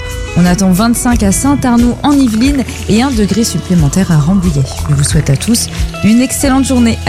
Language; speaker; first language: French; native; French